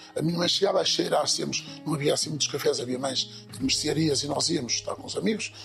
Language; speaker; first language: Portuguese; native; Portuguese